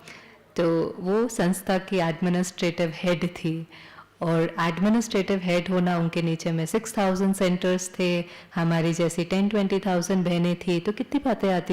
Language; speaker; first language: Hindi; native; Hindi